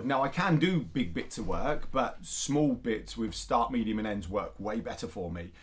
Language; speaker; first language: English; native; English